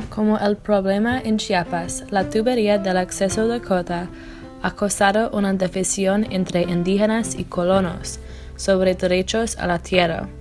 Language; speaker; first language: Spanish; non-native, learner; English